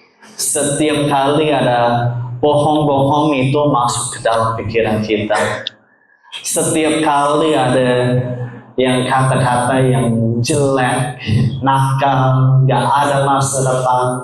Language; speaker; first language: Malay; non-native, learner; English